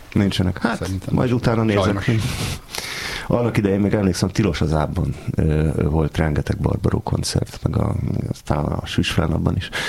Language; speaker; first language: Hungarian; native; Hungarian